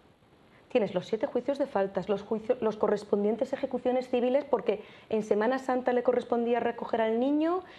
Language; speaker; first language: Spanish; native; Spanish